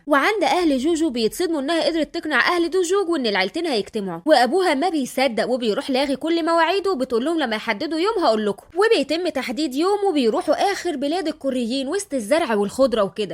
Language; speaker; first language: Arabic; native; Arabic